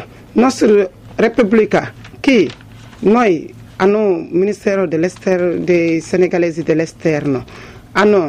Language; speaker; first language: Italian; non-native, learner; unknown